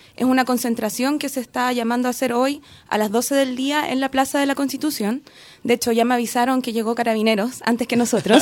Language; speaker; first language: Spanish; native; Spanish